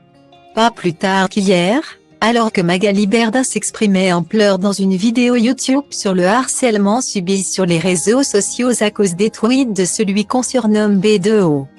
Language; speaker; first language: French; native; French